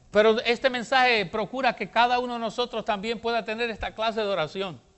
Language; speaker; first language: Spanish; native; Spanish